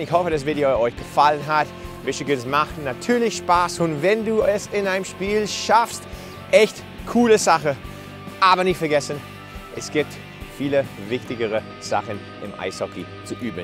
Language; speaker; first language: German; non-native, fluent; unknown